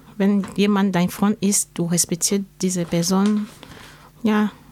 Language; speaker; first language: German; non-native, learner; French